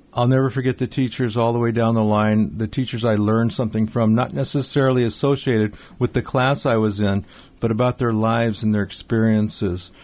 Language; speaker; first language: English; native; English